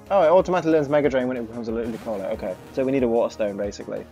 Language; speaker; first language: English; native; English